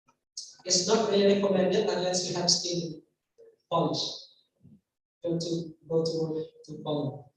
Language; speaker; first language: English; non-native, fluent; Indonesian